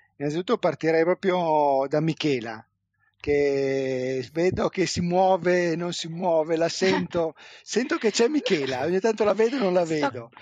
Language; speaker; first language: Italian; native; Italian